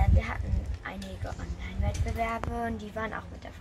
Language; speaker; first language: German; native; German